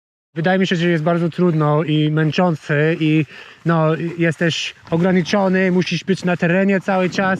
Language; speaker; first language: Polish; non-native, fluent; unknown